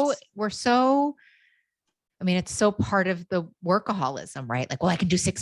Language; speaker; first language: English; native; English